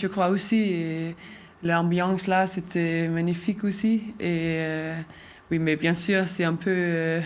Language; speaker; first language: French; non-native, learner; Danish